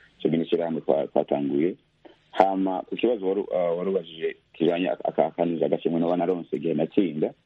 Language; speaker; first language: Rundi; early bilingual, heritage; Rundi